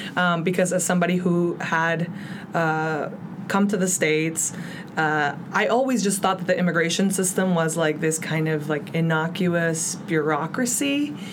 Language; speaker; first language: English; early bilingual, other home language; Spanish